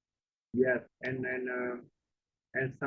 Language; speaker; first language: English; non-native, learner; Vietnamese